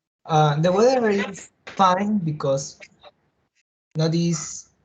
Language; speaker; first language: English; non-native, learner; Spanish